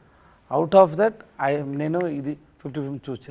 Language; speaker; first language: Telugu; non-native, learner; Tamil